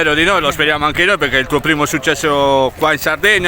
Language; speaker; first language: Italian; native; Italian